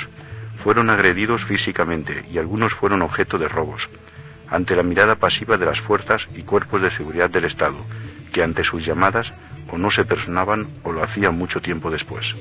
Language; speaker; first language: Spanish; native; Spanish